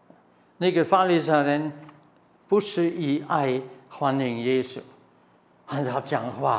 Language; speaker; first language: Chinese; non-native, fluent; German